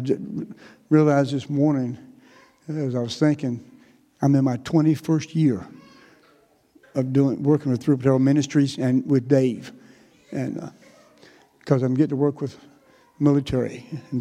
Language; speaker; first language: English; native; English